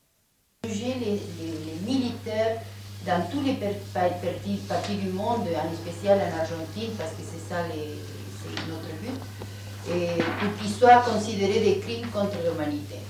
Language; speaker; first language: French; non-native, fluent; Spanish